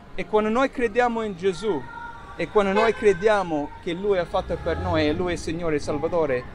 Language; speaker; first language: Italian; non-native, fluent; English